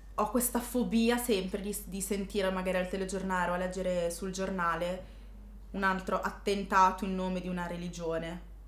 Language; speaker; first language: Italian; early bilingual, other home language; Arabic